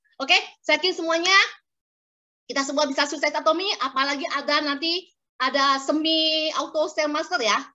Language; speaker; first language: Indonesian; native; Indonesian